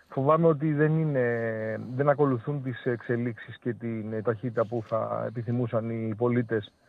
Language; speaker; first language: Greek; native; Greek